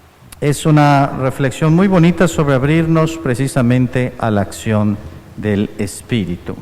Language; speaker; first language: Spanish; native; Spanish